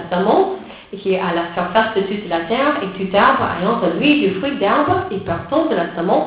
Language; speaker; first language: French; non-native, fluent; English